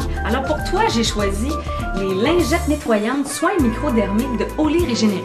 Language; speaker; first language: French; native; French